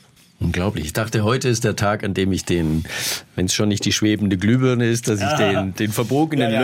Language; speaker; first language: German; native; German